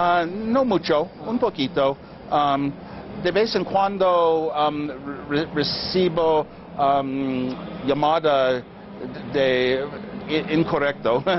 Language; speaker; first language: Spanish; non-native, learner; English